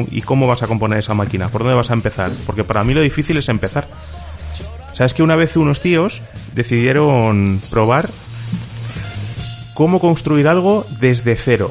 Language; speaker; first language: Spanish; native; Spanish